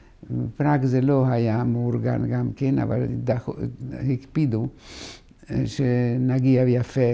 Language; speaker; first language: Hebrew; non-native, fluent; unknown